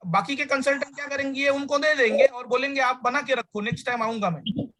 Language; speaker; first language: Hindi; non-native, local second language; Marathi